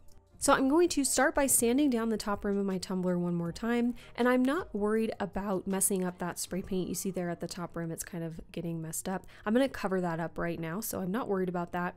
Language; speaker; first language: English; native; English